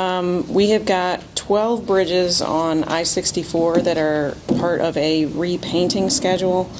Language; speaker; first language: English; native; English